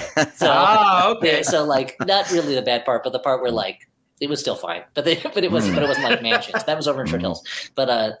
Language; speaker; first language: English; native; English